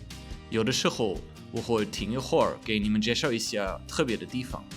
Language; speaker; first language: Chinese; non-native, fluent; German